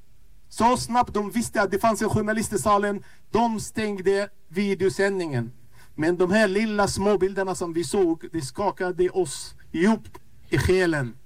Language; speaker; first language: Swedish; non-native, fluent; Arabic